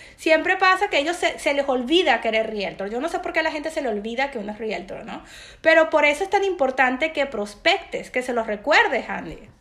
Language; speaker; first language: Spanish; native; Spanish